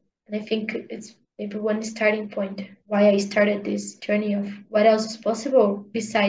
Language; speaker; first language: English; non-native, learner; Portuguese